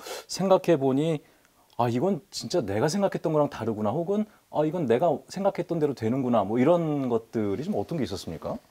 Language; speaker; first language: Korean; native; Korean